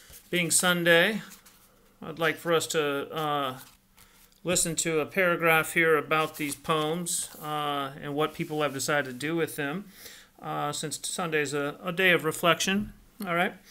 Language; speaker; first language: English; native; English